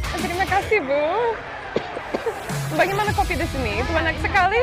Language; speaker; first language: Indonesian; non-native, learner; English